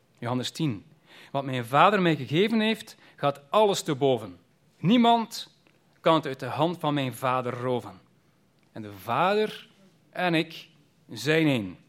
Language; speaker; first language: Dutch; native; Dutch